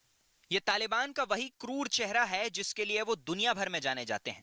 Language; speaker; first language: Hindi; native; Hindi